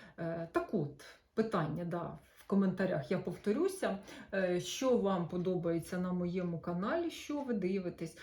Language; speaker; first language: Ukrainian; non-native, local second language; Russian